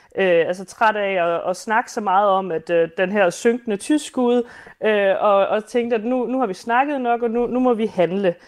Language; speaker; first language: Danish; native; Danish